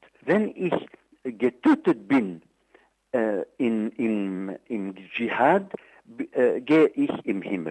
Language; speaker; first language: German; non-native, fluent; Arabic